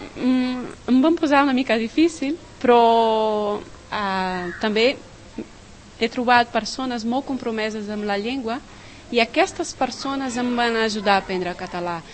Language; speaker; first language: Catalan; non-native, fluent; Portuguese